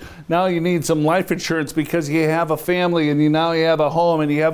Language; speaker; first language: English; native; English